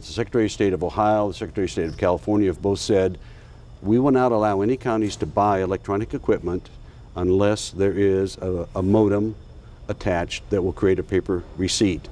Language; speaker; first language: English; native; English